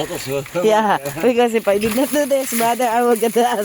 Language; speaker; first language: English; non-native, local second language; Filipino